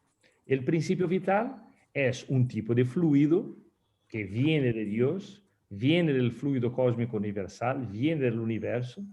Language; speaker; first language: Spanish; non-native, fluent; Portuguese